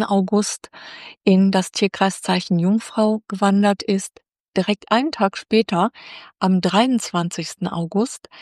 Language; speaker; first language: German; native; German